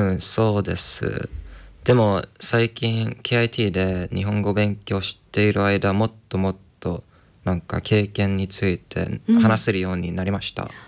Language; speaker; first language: Japanese; early bilingual, heritage; English